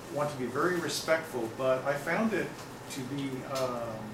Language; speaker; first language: English; native; English